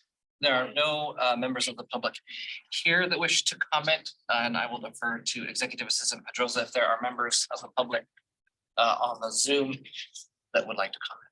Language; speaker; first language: English; native; English